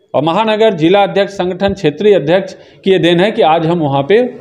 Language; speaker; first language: Hindi; native; Hindi